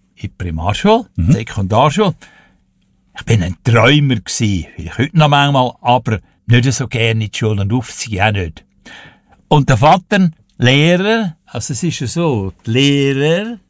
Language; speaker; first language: German; native; German